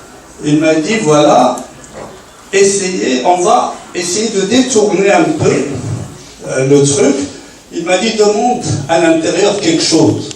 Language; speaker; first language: French; non-native, local second language; Arabic